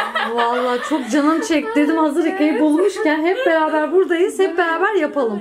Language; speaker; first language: Turkish; native; Turkish